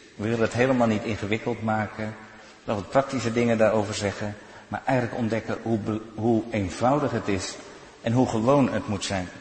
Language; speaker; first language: Dutch; native; Dutch